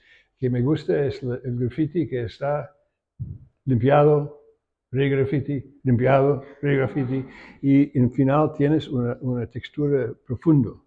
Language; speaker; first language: Spanish; non-native, learner; English